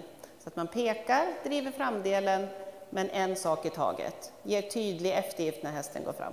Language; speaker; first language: Swedish; native; Swedish